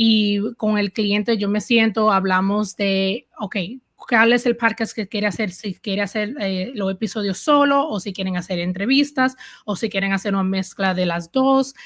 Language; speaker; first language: Spanish; early bilingual, heritage; Spanish